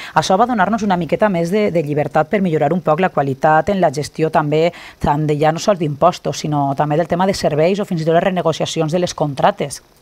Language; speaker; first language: Catalan; native; Catalan